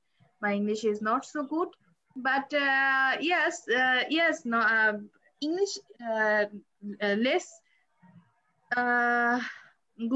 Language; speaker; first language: English; non-native, learner; Bangla